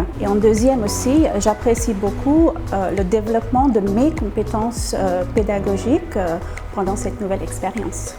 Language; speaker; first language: French; non-native, fluent; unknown